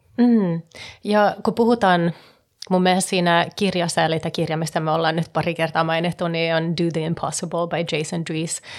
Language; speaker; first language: Finnish; early bilingual, heritage; Finnish